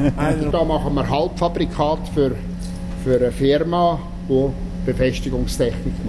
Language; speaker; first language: German; native; German